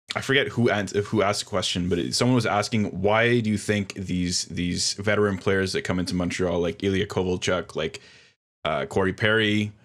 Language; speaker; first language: English; native; English